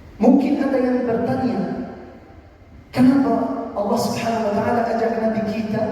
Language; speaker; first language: Indonesian; non-native, fluent; Arabic